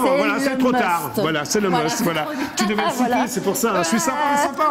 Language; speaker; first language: French; native; French